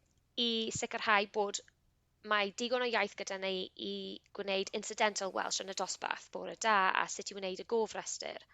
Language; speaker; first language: Welsh; non-native, local second language; English